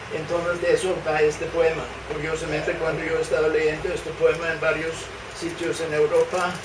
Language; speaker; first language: Spanish; non-native, fluent; Danish